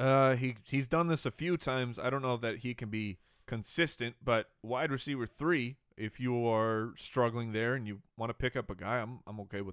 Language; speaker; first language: English; native; English